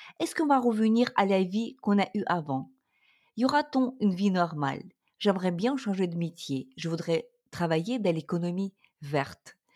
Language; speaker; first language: French; non-native, fluent; Ukrainian